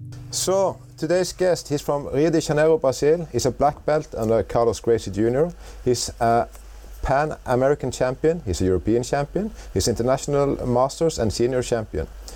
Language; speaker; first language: English; non-native, fluent; Norwegian